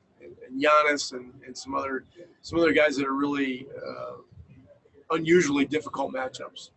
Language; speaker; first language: English; native; English